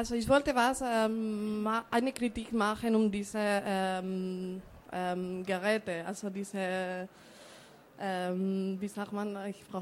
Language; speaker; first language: German; non-native, learner; Spanish